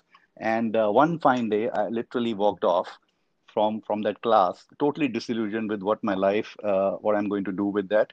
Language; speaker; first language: English; non-native, local second language; Hindi